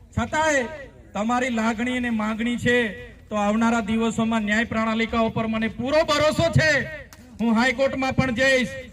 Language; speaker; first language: Gujarati; non-native, local second language; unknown